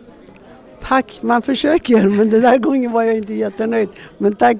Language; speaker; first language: Swedish; non-native, fluent; Persian